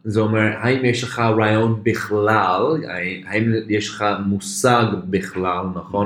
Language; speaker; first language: Hebrew; non-native, fluent; English